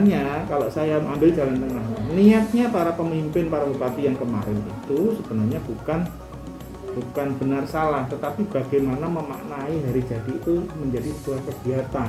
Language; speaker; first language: Indonesian; native; Indonesian